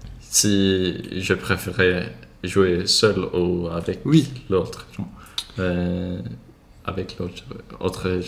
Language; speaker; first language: French; non-native, learner; Swedish